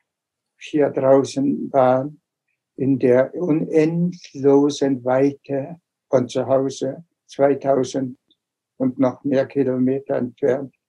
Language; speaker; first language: German; non-native, fluent; Tuvinian